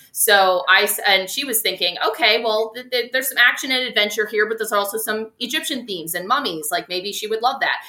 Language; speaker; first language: English; native; English